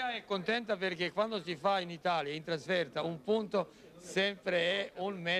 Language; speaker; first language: Italian; non-native, fluent; Serbian